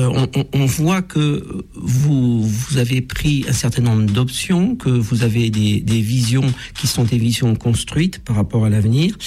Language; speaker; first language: French; native; French